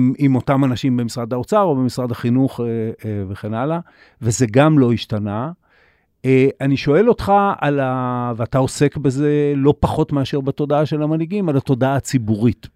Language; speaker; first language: Hebrew; native; Hebrew